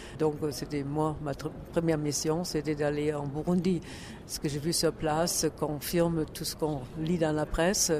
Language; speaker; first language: French; non-native, fluent; German